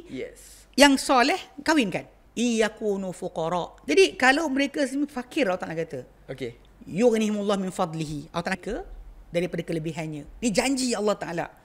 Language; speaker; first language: Malay; native; Malay